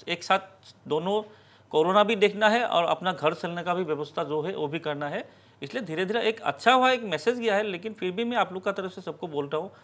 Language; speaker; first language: Hindi; non-native, local second language; Assamese